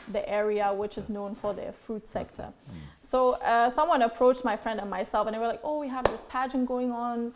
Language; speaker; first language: English; non-native, fluent; Dutch